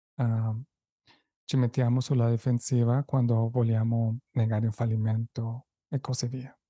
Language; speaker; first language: Italian; non-native, fluent; Spanish